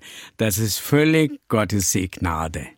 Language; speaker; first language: German; non-native, learner; Tamil